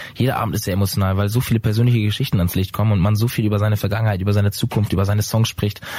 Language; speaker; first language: German; native; German